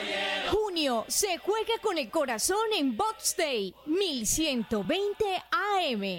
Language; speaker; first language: Spanish; native; Spanish